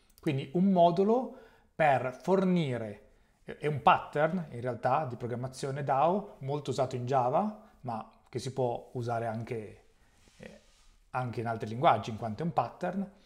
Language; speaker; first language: Italian; native; Italian